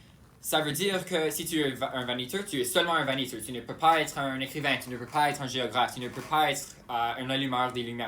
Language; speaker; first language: French; non-native, local second language; English